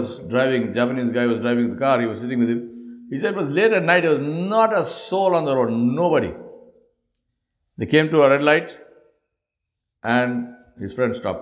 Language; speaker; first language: English; non-native, local second language; Urdu